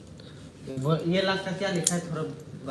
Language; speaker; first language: Hindi; non-native, local second language; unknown